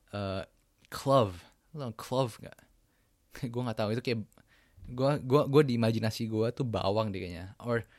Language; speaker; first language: Indonesian; native; Indonesian